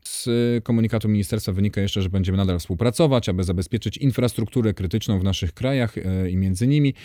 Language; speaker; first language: Polish; native; Polish